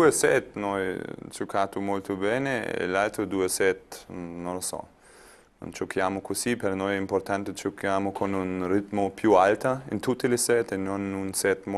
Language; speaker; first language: Italian; non-native, learner; German